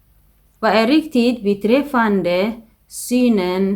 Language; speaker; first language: Swedish; non-native, fluent; Tigrinya